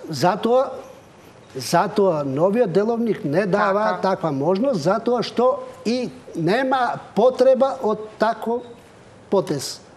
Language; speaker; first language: Macedonian; non-native, local second language; Albanian